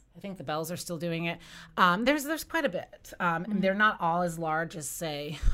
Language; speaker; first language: English; native; English